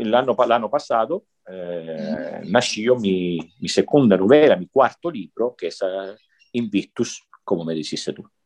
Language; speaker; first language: Spanish; non-native, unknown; Italian